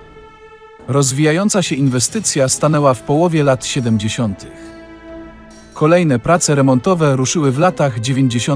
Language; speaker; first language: Polish; native; Polish